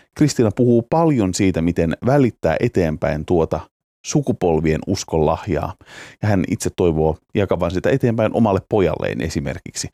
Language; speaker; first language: Finnish; native; Finnish